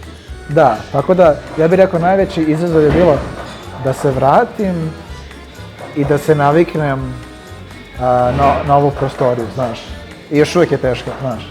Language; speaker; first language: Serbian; early bilingual, heritage; Serbian